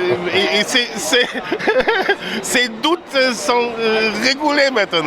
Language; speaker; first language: French; non-native, learner; German